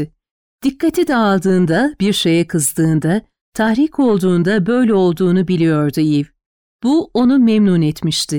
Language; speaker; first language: Turkish; native; Turkish